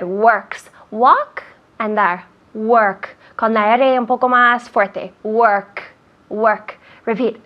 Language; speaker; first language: Spanish; non-native, fluent; English